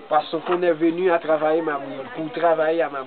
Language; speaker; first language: French; non-native, local second language; Haitian Creole